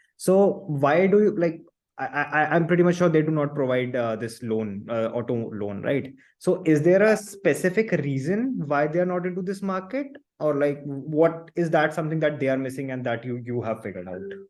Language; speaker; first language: English; non-native, local second language; Hindi